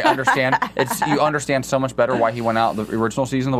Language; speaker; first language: English; native; English